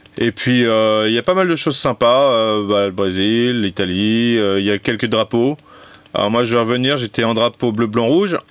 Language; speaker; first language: French; native; French